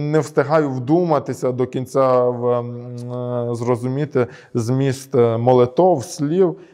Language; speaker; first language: Ukrainian; early bilingual, heritage; Ukrainian